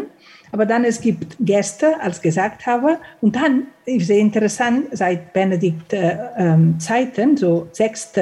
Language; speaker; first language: German; non-native, fluent; Catalan